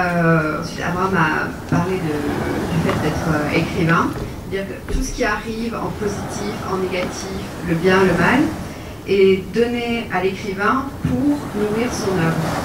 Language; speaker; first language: French; native; French